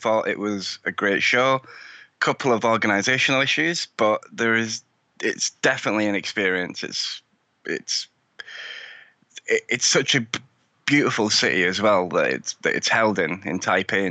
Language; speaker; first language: English; native; English